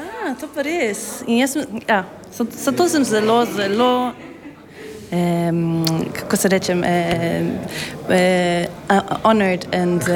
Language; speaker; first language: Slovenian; non-native, fluent; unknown